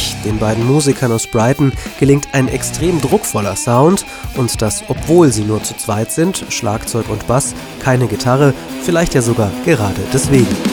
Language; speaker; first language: German; native; German